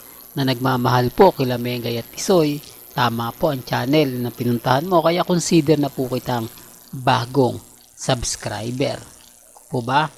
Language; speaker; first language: Filipino; native; Filipino